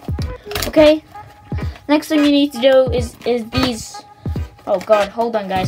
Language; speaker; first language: English; native; English